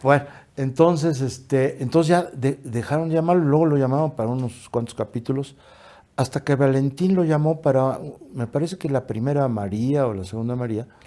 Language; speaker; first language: Spanish; native; Spanish